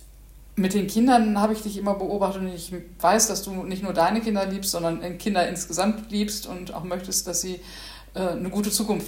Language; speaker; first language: German; native; German